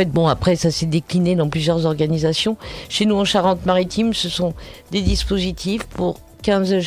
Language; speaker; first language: French; native; French